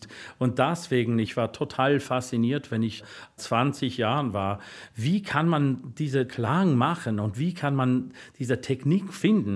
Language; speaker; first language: German; non-native, fluent; English